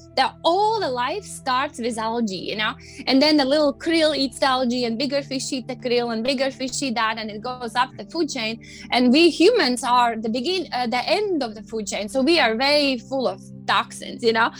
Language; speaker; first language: English; non-native, fluent; Latvian